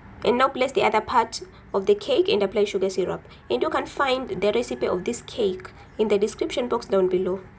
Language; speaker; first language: English; non-native, local second language; Swahili